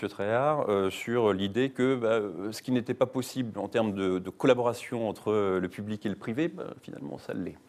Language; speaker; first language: French; native; French